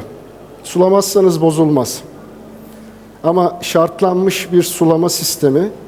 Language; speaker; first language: Turkish; native; Turkish